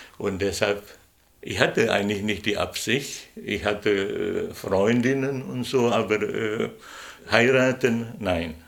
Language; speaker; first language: German; non-native, fluent; Indonesian